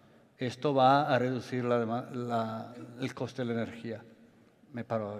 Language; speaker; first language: Spanish; non-native, fluent; Italian